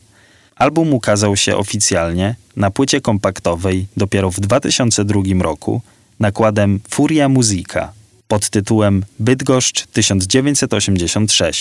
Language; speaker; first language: Polish; native; Polish